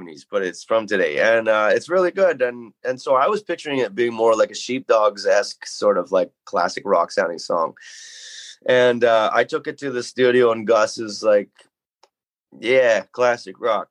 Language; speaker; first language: English; native; English